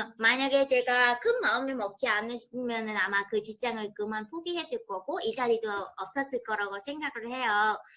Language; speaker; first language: Korean; non-native, fluent; Vietnamese